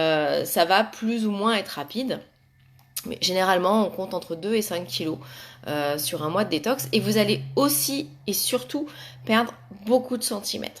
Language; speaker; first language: French; native; French